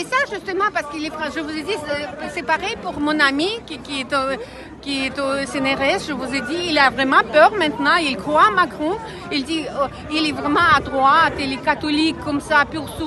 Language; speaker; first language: French; non-native, fluent; Russian